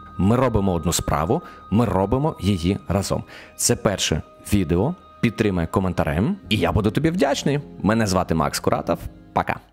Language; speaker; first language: Ukrainian; non-native, local second language; Russian